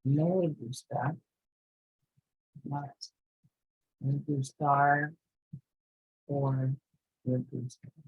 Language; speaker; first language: Spanish; non-native, fluent; English